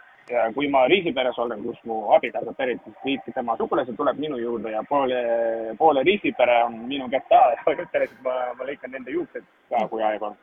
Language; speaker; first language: Estonian; non-native, fluent; Turkish